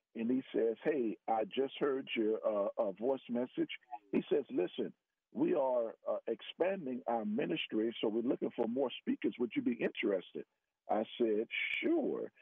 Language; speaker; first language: English; native; English